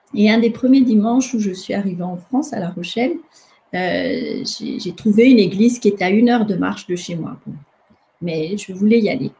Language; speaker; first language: French; non-native, local second language; Malagasy